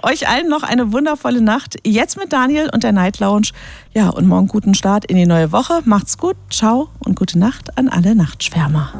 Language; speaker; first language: German; native; German